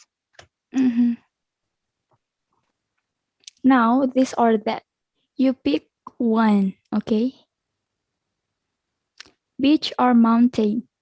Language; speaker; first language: English; non-native, learner; Indonesian